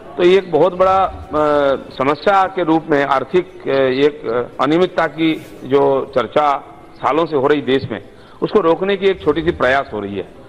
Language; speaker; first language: Hindi; non-native, local second language; Bangla